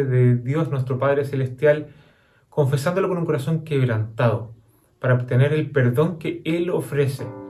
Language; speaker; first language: Spanish; native; Spanish